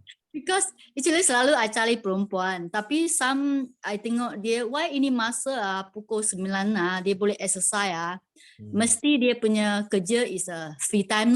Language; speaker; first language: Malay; non-native, local second language; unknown